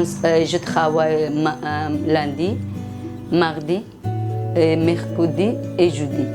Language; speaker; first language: French; non-native, learner; Persian